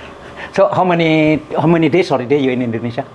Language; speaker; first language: English; non-native, learner; Indonesian